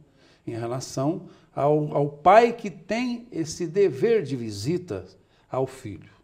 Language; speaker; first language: Portuguese; native; Portuguese